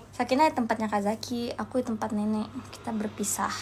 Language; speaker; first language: Indonesian; early bilingual, other home language; Japanese